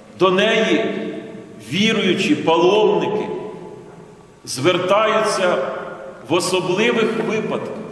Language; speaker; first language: Ukrainian; native; Ukrainian